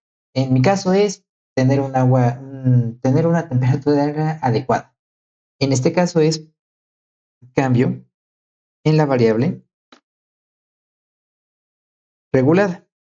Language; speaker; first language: Spanish; native; Spanish